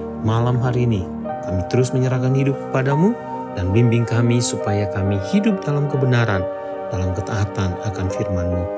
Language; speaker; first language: Indonesian; native; Indonesian